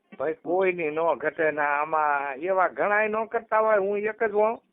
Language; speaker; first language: Gujarati; native; Gujarati